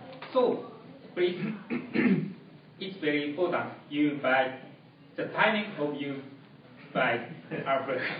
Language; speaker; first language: English; non-native, learner; Japanese